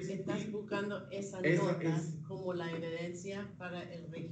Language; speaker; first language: Spanish; non-native, fluent; English